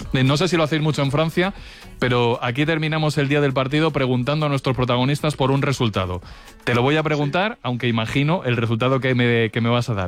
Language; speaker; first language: Spanish; native; Spanish